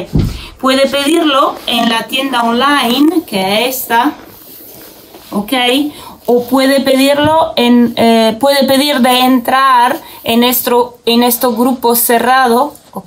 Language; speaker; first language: Spanish; non-native, learner; Italian